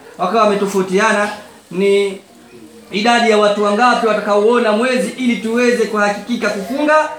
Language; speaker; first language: Swahili; native; Swahili